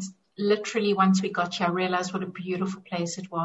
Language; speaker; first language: English; native; English